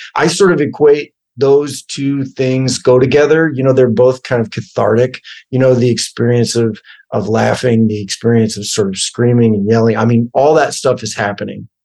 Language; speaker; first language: English; native; English